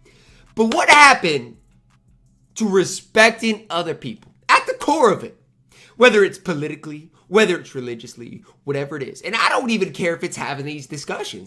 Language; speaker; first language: English; native; English